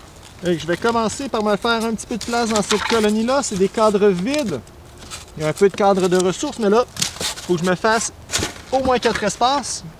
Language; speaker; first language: French; native; French